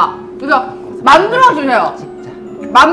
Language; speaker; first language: Korean; native; Korean